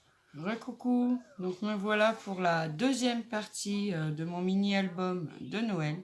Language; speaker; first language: French; native; French